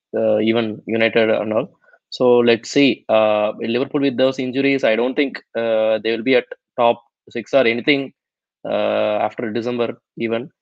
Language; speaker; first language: English; non-native, local second language; Tamil